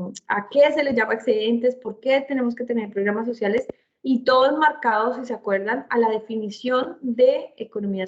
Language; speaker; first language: Spanish; native; Spanish